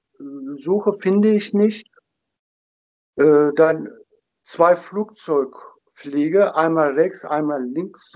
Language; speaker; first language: German; non-native, learner; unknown